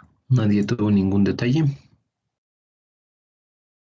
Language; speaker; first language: Spanish; native; Spanish